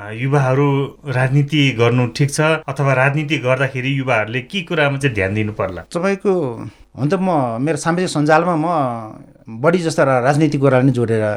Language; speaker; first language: Nepali; non-native, local second language; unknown